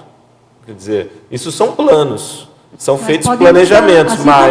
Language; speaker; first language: Portuguese; native; Portuguese